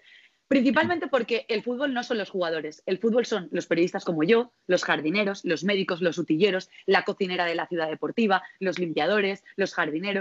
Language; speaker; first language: Spanish; native; Spanish